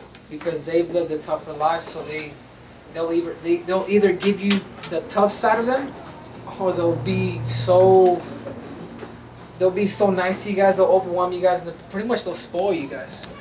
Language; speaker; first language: English; early bilingual, other home language; Spanish